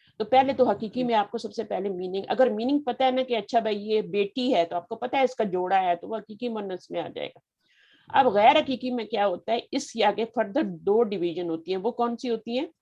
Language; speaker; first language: Urdu; native; Urdu